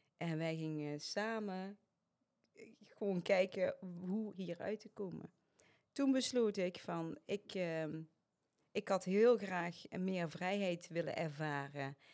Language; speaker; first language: Dutch; early bilingual, other home language; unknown